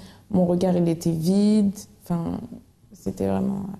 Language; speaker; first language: French; native; French